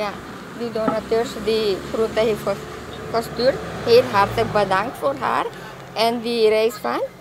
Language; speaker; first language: Dutch; non-native, local second language; Caribbean Hindustani